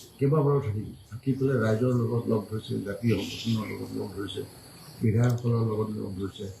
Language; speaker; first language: Assamese; non-native, local second language; Karbi